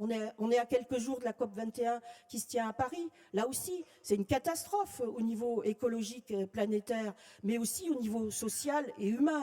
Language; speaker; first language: French; native; French